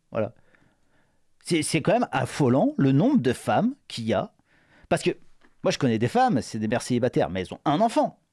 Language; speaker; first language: French; native; French